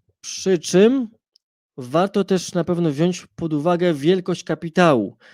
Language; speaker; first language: Polish; native; Polish